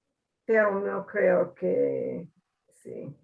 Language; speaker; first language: Spanish; non-native, learner; English